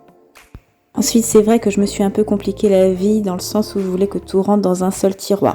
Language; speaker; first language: French; native; French